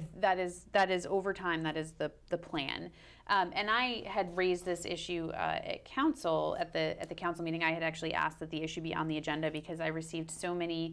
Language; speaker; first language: English; native; English